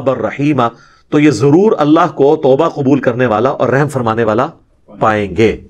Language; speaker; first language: Urdu; non-native, local second language; Punjabi